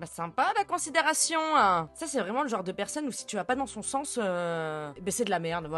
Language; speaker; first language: French; native; French